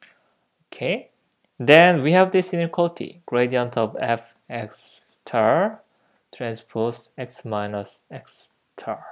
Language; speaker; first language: English; non-native, fluent; Korean